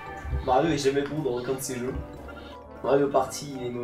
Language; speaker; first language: French; native; French